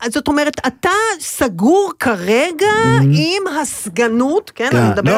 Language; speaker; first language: Hebrew; native; Hebrew